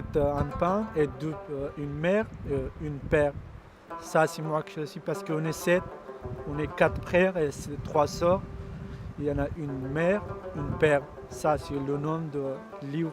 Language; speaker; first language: French; non-native, learner; Pashto